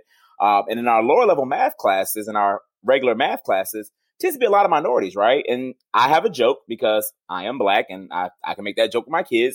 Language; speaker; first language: English; native; English